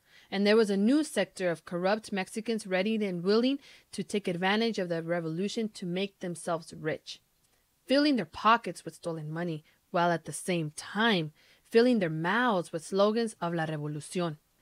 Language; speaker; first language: English; native; English